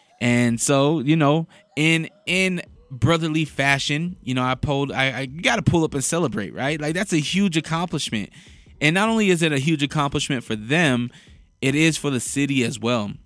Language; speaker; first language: English; native; English